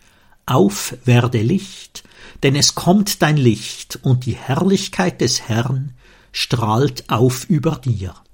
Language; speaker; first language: German; native; German